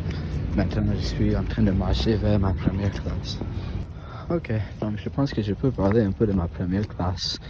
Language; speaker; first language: French; non-native, fluent; English